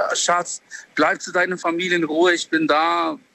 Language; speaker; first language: German; non-native, learner; Albanian